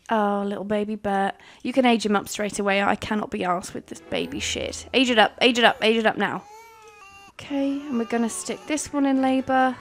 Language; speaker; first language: English; native; English